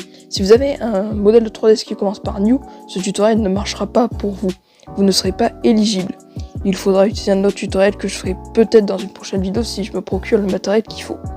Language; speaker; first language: French; native; French